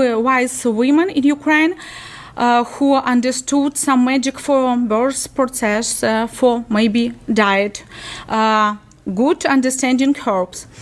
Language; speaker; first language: English; non-native, learner; Ukrainian